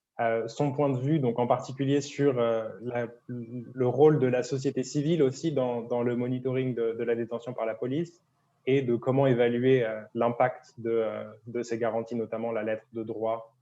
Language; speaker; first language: French; non-native, fluent; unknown